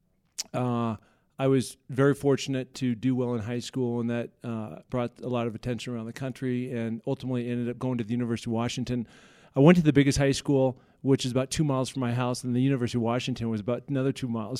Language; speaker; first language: English; native; English